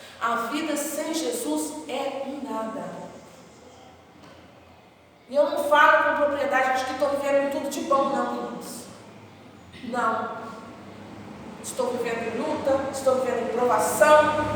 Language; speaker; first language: Portuguese; native; Portuguese